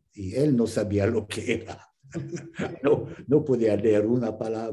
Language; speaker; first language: Spanish; non-native, fluent; English